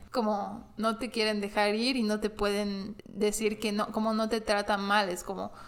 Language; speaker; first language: Spanish; non-native, fluent; English